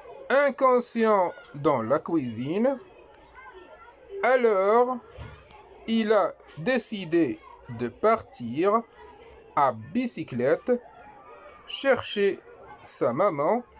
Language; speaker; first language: French; non-native, local second language; Arabic